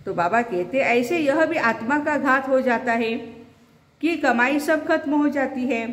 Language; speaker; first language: Hindi; non-native, local second language; Marathi